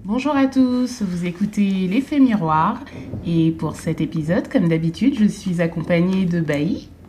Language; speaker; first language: French; native; French